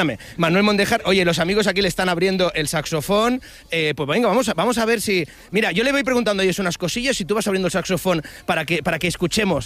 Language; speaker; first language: Spanish; native; Spanish